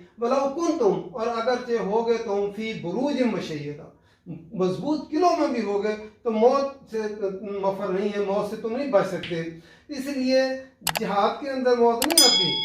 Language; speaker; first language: Urdu; non-native, local second language; Punjabi